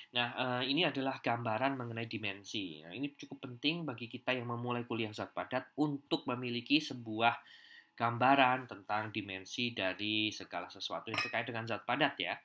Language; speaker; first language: Indonesian; native; Indonesian